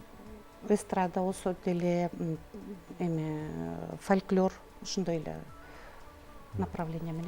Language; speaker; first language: Kyrgyz; native; Kyrgyz